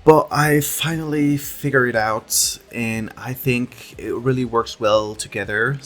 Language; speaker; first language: English; non-native, fluent; French